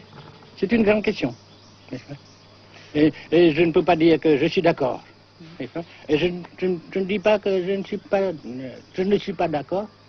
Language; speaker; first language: French; non-native, local second language; Vietnamese